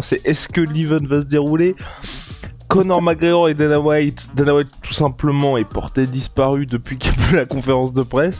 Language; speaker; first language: French; native; French